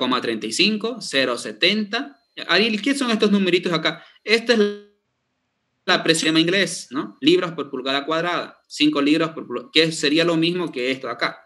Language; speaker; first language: Spanish; native; Spanish